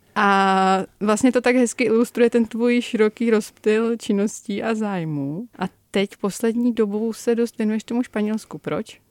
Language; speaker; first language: Czech; native; Czech